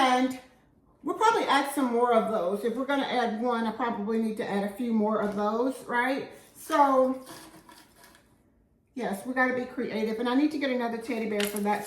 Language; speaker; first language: English; native; English